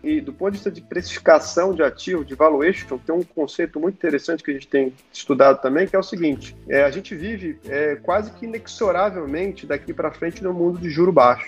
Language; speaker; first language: Portuguese; native; Portuguese